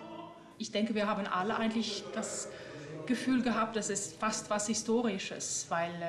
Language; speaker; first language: German; non-native, fluent; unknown